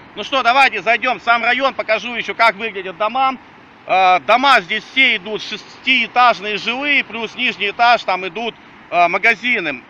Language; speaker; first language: Russian; native; Russian